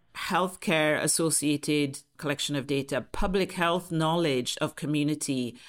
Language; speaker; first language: English; native; English